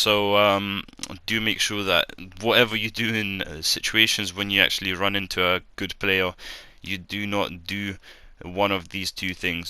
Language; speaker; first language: English; native; English